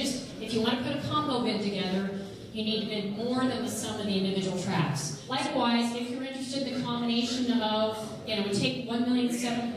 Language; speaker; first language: English; native; English